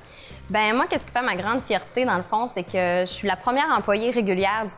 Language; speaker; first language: French; native; French